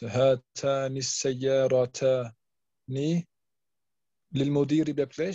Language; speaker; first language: Arabic; non-native, learner; German